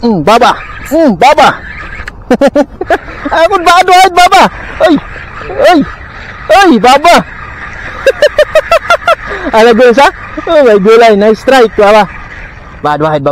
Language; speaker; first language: Arabic; non-native, learner; Filipino